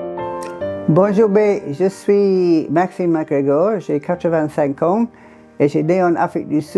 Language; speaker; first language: French; non-native, fluent; English